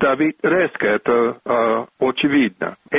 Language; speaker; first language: Russian; non-native, fluent; English